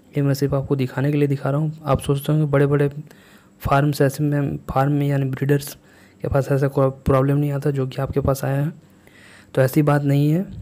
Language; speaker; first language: Hindi; native; Hindi